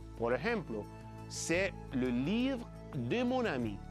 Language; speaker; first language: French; non-native, fluent; Spanish